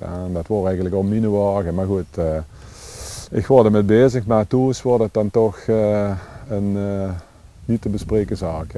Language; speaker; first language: Dutch; native; Dutch